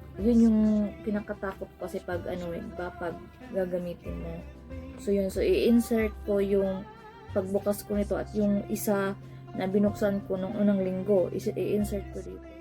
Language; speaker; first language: Filipino; non-native, local second language; Cebuano